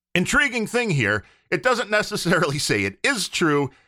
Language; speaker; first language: English; native; English